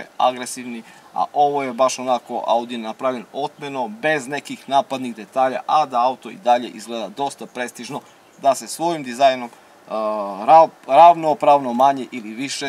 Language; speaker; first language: Serbian; native; Serbian